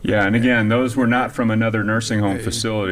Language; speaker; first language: English; native; English